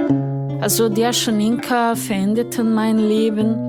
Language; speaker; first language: German; non-native, fluent; Portuguese